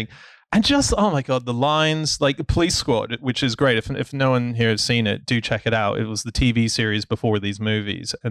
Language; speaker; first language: English; native; English